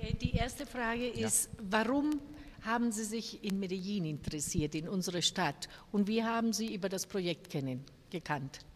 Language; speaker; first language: German; non-native, fluent; Spanish